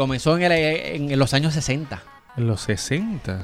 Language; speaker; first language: Spanish; native; Spanish